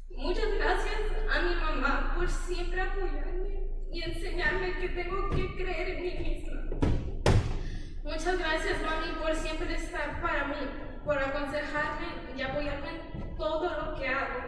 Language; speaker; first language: Spanish; early bilingual, heritage; Spanish